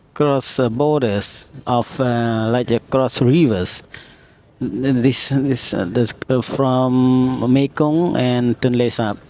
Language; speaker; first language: English; non-native, learner; Khmer